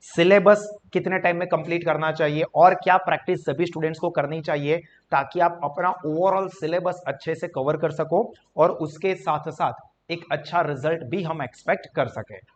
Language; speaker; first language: Hindi; non-native, local second language; Gujarati